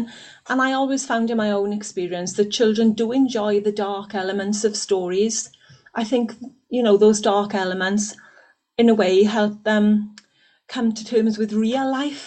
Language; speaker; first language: English; native; English